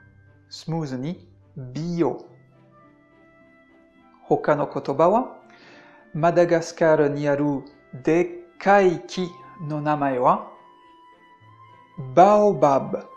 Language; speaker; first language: Japanese; non-native, fluent; French